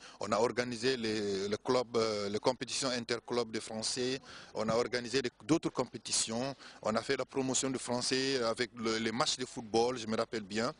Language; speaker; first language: French; non-native, fluent; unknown